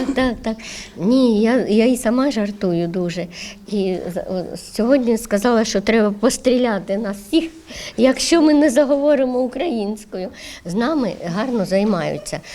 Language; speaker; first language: Ukrainian; non-native, local second language; Russian